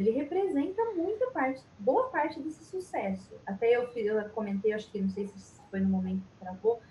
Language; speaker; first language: Portuguese; native; Portuguese